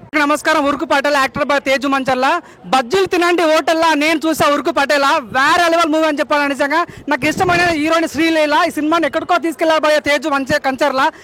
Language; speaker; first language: Telugu; native; Telugu